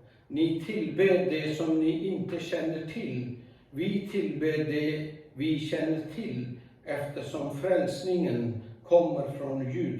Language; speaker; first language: Swedish; non-native, fluent; Urdu